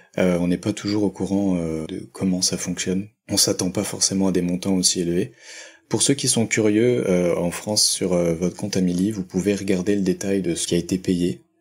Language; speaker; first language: French; native; French